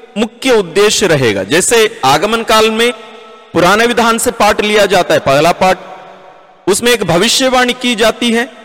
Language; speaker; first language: Hindi; non-native, local second language; Malayalam